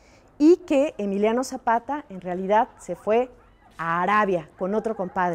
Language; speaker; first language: Spanish; native; Spanish